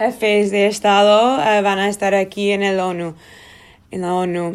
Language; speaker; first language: Spanish; non-native, learner; Portuguese